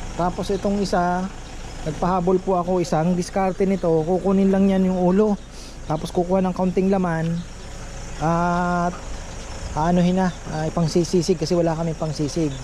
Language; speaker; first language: Filipino; native; Filipino